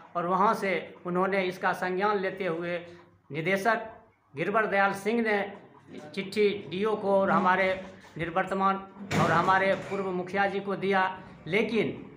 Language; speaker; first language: Hindi; native; Hindi